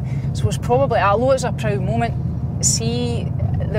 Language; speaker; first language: English; native; English